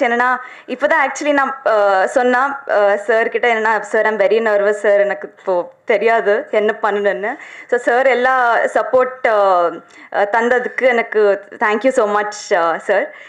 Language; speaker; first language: Tamil; non-native, learner; Telugu